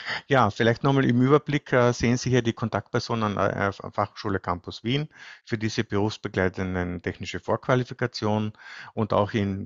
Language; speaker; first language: German; native; German